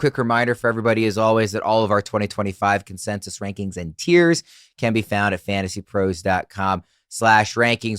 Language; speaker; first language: English; native; English